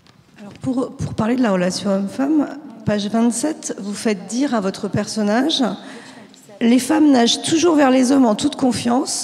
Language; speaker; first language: French; native; French